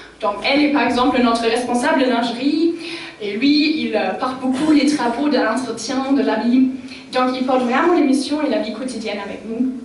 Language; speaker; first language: French; non-native, fluent; German